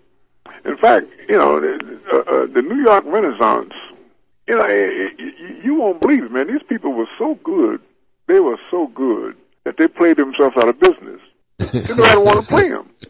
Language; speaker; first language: English; native; English